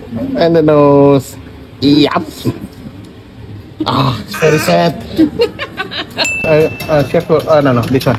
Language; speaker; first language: English; non-native, fluent; Indonesian